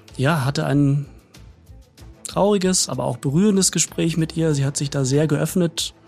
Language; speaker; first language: German; native; German